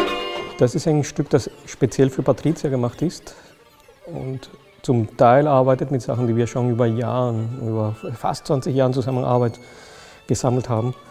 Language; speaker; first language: German; non-native, fluent; Spanish